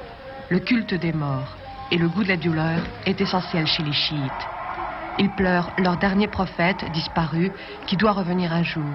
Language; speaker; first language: French; native; French